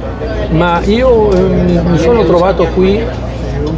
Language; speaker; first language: Italian; early bilingual, heritage; Spanish